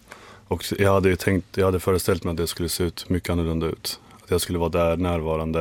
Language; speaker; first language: Swedish; early bilingual, other home language; Finnish